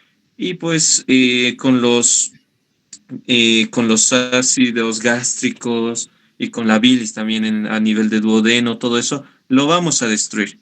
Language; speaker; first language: Spanish; native; Spanish